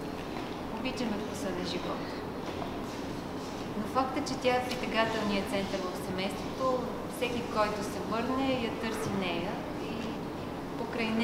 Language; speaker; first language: Bulgarian; native; Bulgarian